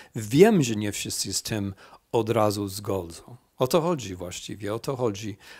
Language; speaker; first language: Polish; non-native, fluent; English